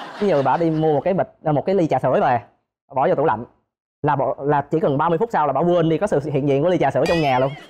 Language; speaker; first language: Vietnamese; non-native, local second language; Cantonese